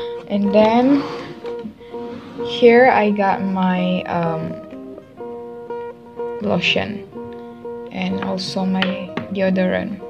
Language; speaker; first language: English; non-native, local second language; Malay